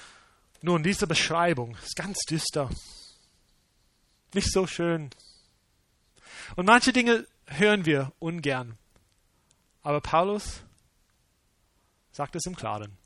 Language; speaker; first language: German; non-native, fluent; English